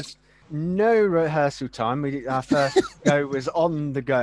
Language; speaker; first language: English; native; English